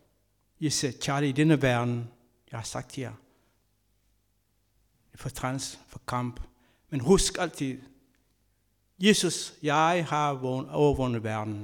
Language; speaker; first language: Danish; non-native, fluent; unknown